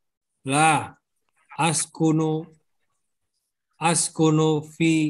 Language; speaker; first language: Arabic; non-native, learner; Indonesian